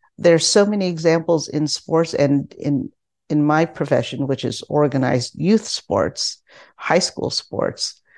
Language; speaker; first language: English; non-native, local second language; Filipino